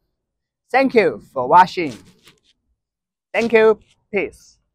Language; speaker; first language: English; non-native, learner; Chinese